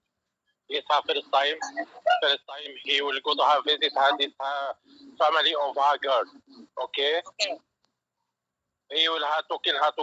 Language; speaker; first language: English; non-native, learner; Arabic